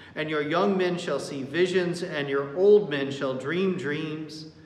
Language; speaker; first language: English; native; English